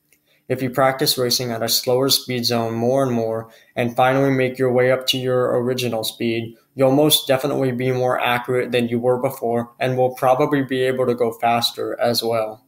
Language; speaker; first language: English; native; English